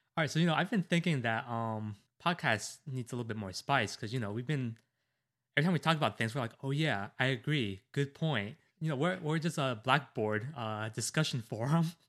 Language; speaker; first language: English; native; English